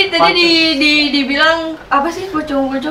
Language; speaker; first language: Indonesian; native; Indonesian